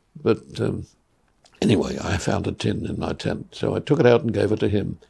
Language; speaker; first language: English; native; English